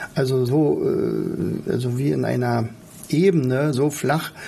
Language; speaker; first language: German; native; German